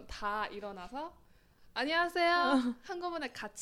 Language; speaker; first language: Korean; non-native, fluent; Chinese